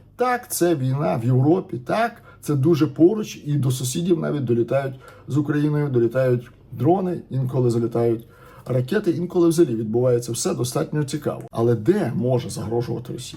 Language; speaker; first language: Ukrainian; native; Ukrainian